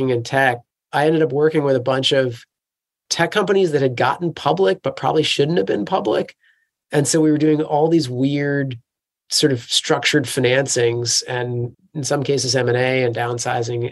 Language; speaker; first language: English; native; English